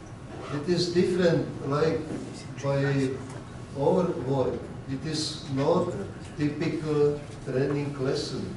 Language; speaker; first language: English; non-native, learner; Czech